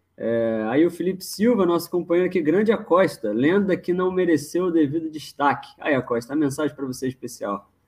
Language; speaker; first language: Portuguese; native; Portuguese